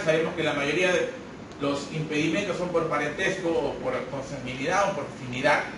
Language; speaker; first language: Spanish; native; Spanish